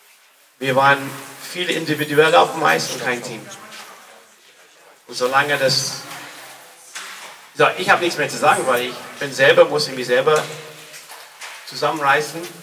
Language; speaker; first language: German; non-native, learner; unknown